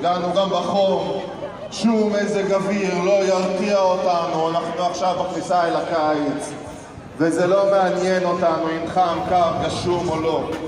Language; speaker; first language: Hebrew; native; Hebrew